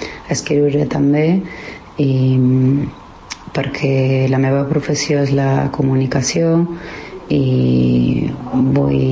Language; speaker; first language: Catalan; non-native, fluent; Spanish